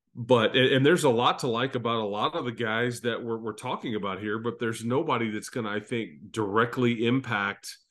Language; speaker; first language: English; native; English